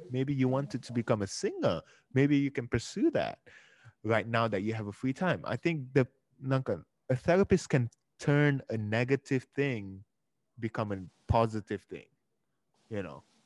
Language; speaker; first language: English; early bilingual, other home language; Japanese